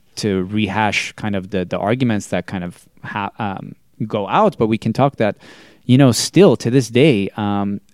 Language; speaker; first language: English; native; English